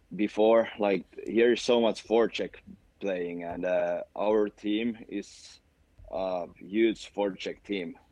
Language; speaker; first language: English; non-native, fluent; Finnish